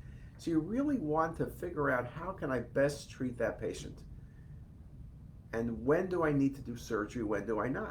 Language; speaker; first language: English; native; English